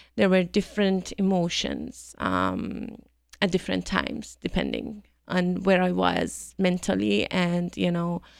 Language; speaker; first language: English; non-native, fluent; Persian